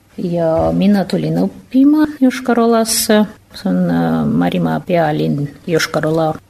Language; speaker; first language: Estonian; non-native, fluent; Russian